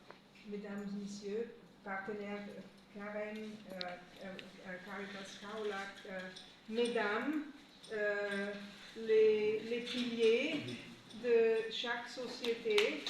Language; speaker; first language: French; non-native, fluent; German